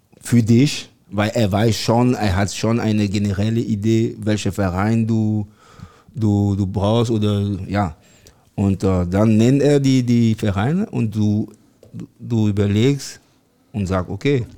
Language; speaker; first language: German; non-native, learner; French